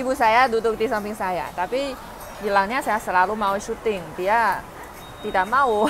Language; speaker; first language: Indonesian; non-native, fluent; Chinese